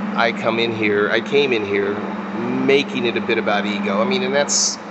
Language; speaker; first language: English; native; English